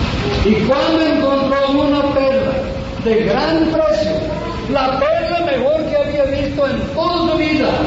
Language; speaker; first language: Spanish; non-native, fluent; English